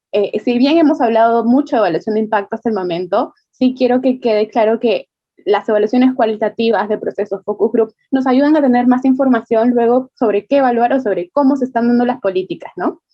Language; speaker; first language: Spanish; native; Spanish